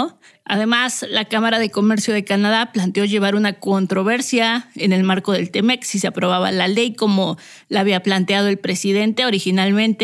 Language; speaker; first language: Spanish; native; Spanish